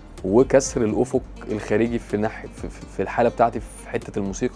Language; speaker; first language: Arabic; native; Arabic